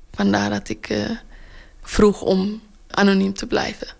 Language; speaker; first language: Dutch; non-native, fluent; Tigrinya